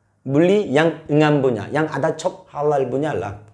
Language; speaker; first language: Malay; non-native, fluent; Korean